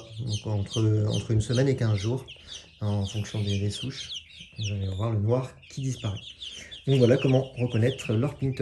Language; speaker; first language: French; native; French